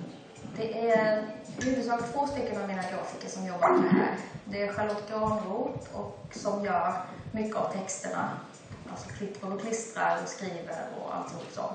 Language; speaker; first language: Swedish; native; Swedish